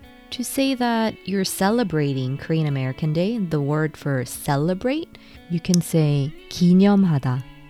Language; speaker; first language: English; early bilingual, other home language; Korean